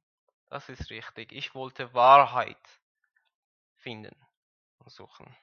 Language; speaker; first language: German; non-native, learner; Persian